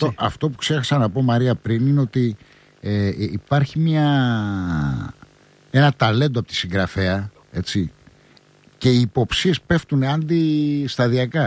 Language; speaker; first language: Greek; native; Greek